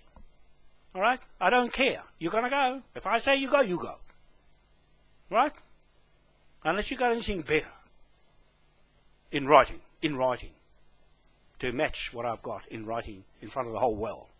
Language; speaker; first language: English; native; English